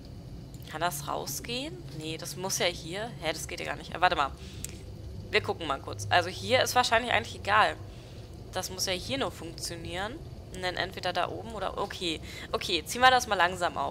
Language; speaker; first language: German; native; German